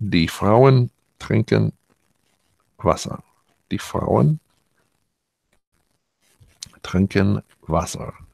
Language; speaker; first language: German; non-native, learner; English